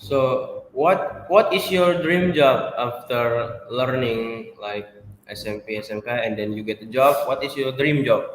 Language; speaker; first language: English; non-native, learner; Indonesian